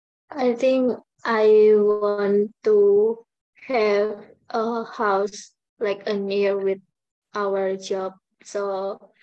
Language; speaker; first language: English; non-native, learner; Indonesian